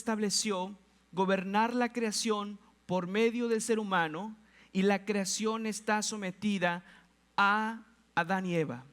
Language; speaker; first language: Spanish; native; Spanish